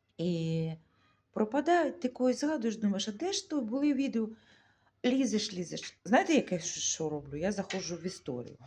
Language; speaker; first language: Ukrainian; non-native, local second language; Russian